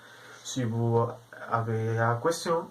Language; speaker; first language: French; non-native, learner; Spanish